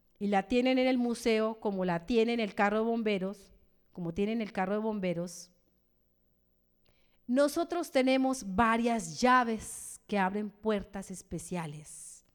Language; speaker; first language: Spanish; native; Spanish